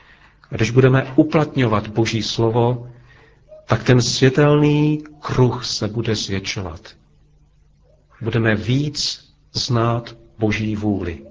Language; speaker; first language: Czech; native; Czech